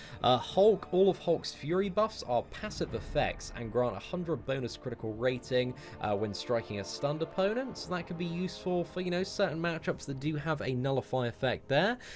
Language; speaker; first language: English; native; English